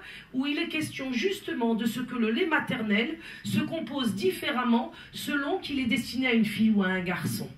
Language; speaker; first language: French; native; French